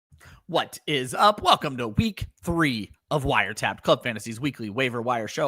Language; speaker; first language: English; native; English